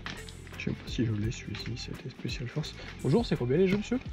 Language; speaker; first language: French; native; French